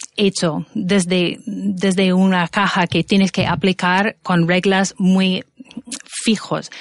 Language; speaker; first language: Spanish; non-native, fluent; English